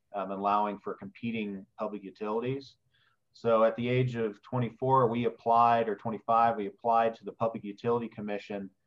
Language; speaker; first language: English; native; English